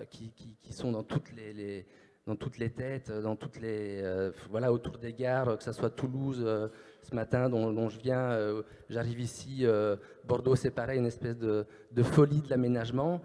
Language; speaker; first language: French; native; French